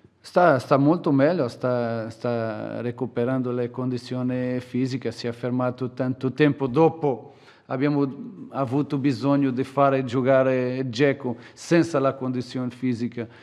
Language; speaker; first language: Italian; non-native, fluent; Portuguese